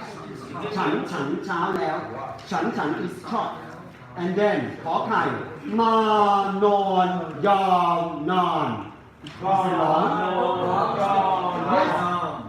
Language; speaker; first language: Thai; native; Thai